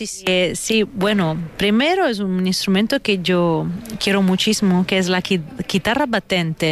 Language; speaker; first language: Spanish; non-native, fluent; Italian